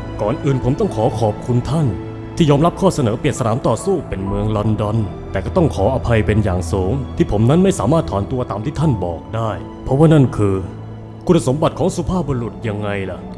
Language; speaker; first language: Thai; native; Thai